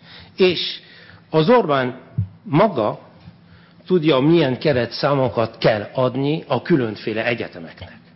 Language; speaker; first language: Hungarian; non-native, fluent; French